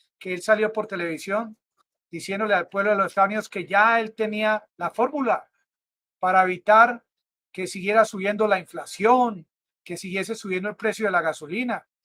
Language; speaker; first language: Spanish; native; Spanish